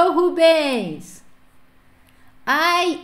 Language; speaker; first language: English; non-native, fluent; Portuguese